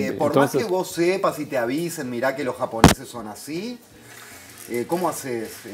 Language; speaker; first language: Spanish; native; Spanish